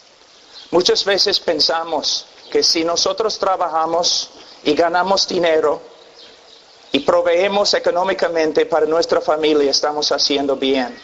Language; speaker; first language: Spanish; non-native, fluent; English